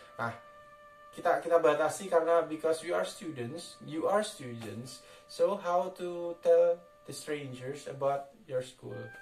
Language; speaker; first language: English; non-native, fluent; Indonesian